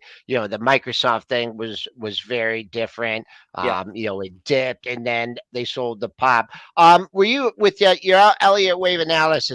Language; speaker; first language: English; native; English